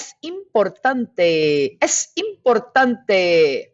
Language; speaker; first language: Spanish; non-native, fluent; English